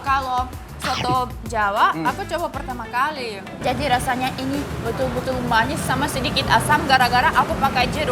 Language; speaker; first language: Indonesian; non-native, fluent; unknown